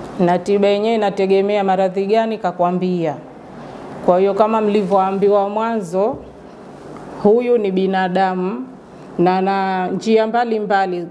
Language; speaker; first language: Swahili; native; Swahili